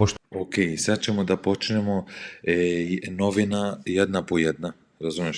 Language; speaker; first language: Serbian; non-native, learner; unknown